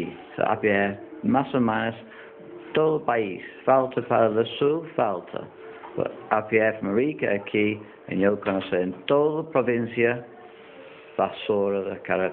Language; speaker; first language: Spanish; non-native, learner; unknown